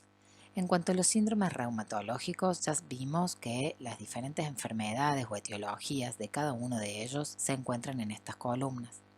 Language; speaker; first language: Spanish; native; Spanish